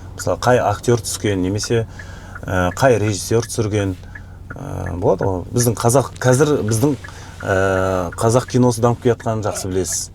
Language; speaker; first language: Kazakh; native; Kazakh